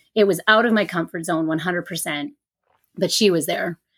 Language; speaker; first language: English; native; English